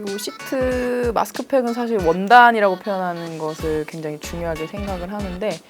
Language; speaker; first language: Korean; native; Korean